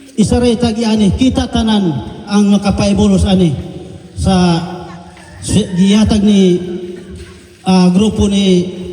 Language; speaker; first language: Cebuano; non-native, local second language; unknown